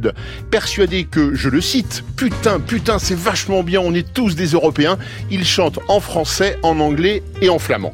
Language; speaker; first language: French; native; French